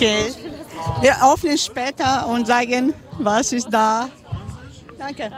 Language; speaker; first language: German; non-native, learner; Ukrainian